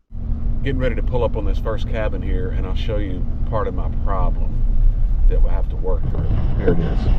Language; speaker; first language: English; native; English